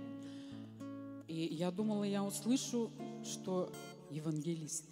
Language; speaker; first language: Russian; native; Russian